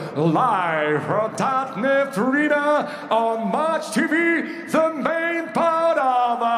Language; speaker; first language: English; non-native, fluent; Russian